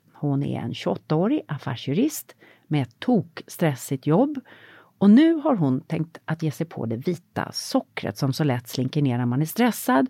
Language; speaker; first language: Swedish; native; Swedish